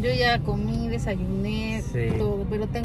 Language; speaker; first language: Spanish; native; Spanish